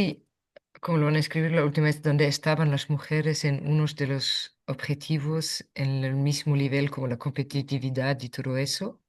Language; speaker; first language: Spanish; non-native, fluent; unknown